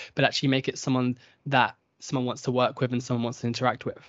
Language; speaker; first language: English; native; English